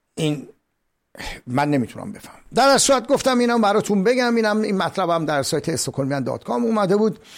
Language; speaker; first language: Persian; native; Persian